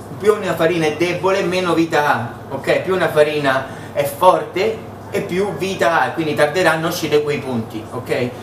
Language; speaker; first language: Italian; early bilingual, heritage; Italian